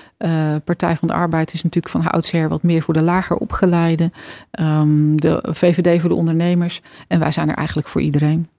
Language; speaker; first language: Dutch; native; Dutch